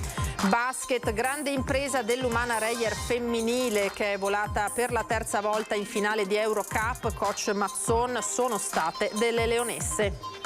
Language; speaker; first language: Italian; native; Italian